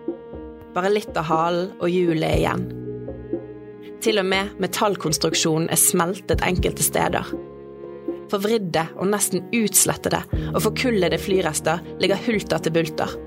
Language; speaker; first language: Norwegian; native; Norwegian